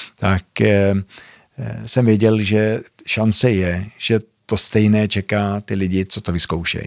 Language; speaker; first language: Czech; early bilingual, heritage; Czech